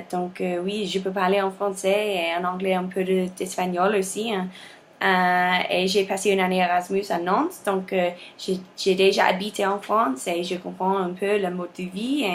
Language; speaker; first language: French; non-native, learner; English